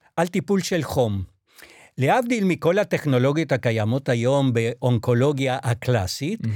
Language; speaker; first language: Hebrew; non-native, fluent; Spanish